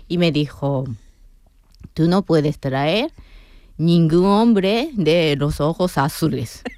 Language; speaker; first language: Spanish; non-native, fluent; Japanese